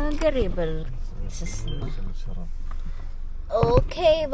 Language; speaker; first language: Arabic; non-native, learner; Filipino